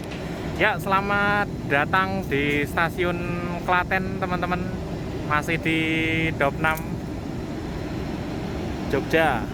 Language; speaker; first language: Indonesian; native; Indonesian